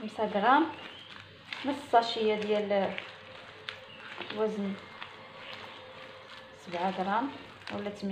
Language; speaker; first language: Arabic; native; Arabic